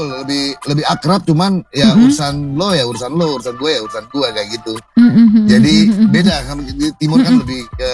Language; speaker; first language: Indonesian; native; Indonesian